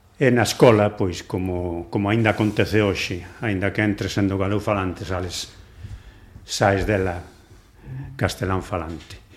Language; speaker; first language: Galician; non-native, local second language; Spanish